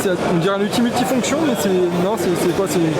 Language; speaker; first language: French; native; French